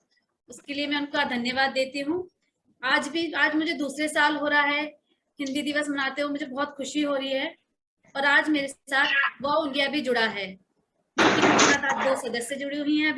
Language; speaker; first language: Hindi; native; Hindi